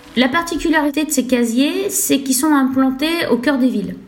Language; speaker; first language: French; native; French